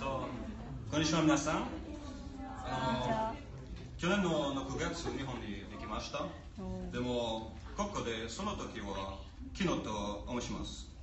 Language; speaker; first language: Japanese; non-native, learner; French